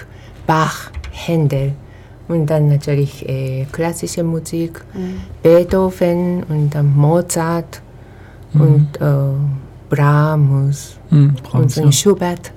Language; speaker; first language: German; non-native, fluent; Japanese